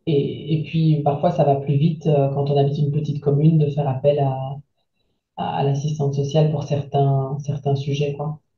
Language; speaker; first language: French; native; French